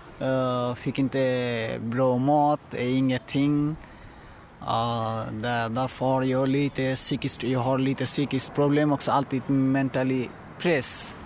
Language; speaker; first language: Swedish; non-native, learner; Bangla